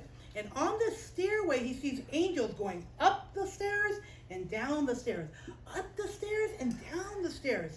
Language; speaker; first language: English; native; English